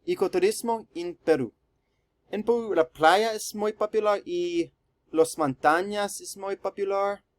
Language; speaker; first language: Spanish; non-native, learner; English